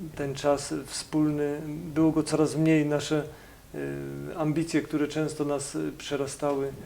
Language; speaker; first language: Polish; native; Polish